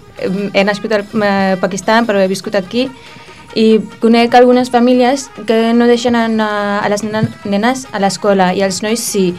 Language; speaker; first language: Catalan; early bilingual, other home language; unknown